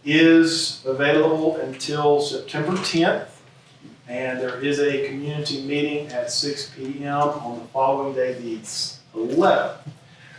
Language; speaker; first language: English; native; English